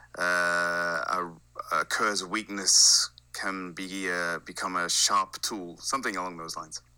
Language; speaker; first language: English; native; English